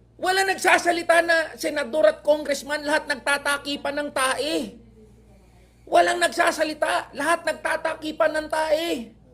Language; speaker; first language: Filipino; native; Filipino